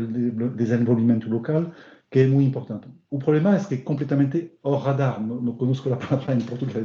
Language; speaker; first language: Portuguese; non-native, learner; French